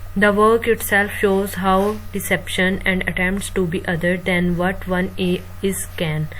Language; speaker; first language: English; non-native, local second language; Urdu